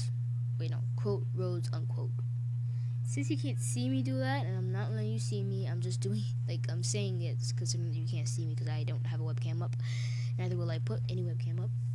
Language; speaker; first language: English; native; English